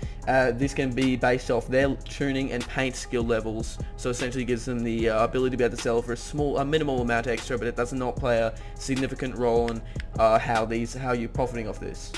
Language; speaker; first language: English; native; English